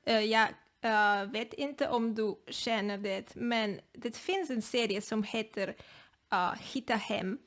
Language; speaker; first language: Swedish; non-native, learner; Spanish